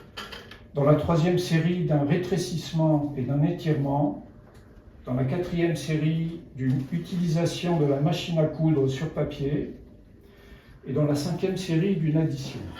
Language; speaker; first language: French; native; French